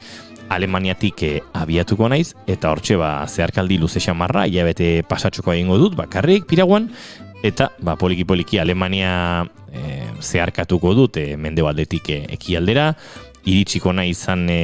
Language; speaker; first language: Basque; native; Basque